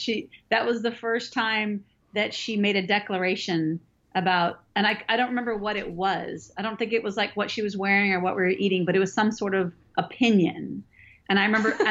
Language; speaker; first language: English; native; English